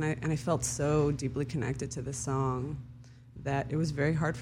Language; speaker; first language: English; early bilingual, other home language; Hebrew